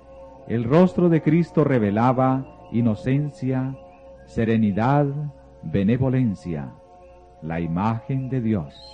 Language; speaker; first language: Spanish; native; Spanish